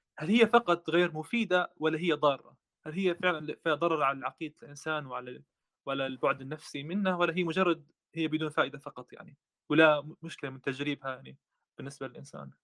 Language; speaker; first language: Arabic; native; Arabic